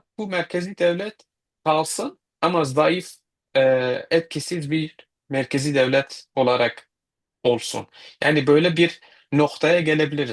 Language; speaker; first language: Turkish; non-native, fluent; Kurdish